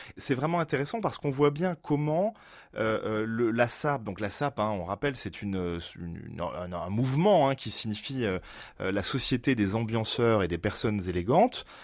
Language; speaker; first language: French; native; French